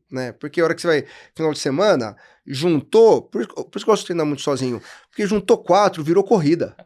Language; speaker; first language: Portuguese; native; Portuguese